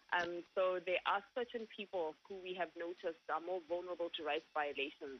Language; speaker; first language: English; non-native, local second language; Tswana